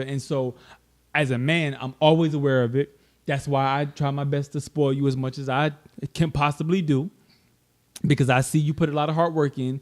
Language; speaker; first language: English; native; English